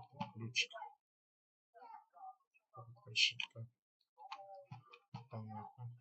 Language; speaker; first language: Russian; native; Russian